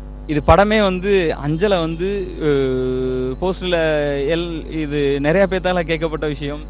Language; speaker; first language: Tamil; native; Tamil